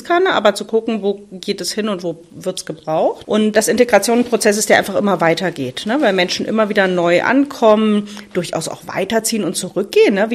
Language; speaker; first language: German; native; German